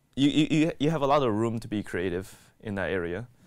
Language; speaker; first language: English; native; English